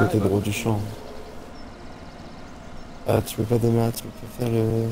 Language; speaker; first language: French; native; French